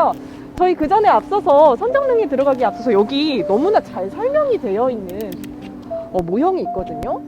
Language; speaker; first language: Korean; native; Korean